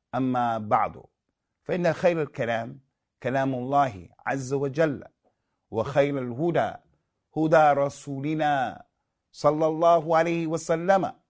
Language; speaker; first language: Arabic; non-native, fluent; English